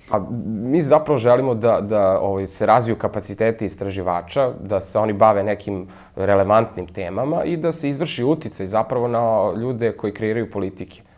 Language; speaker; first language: Serbian; native; Serbian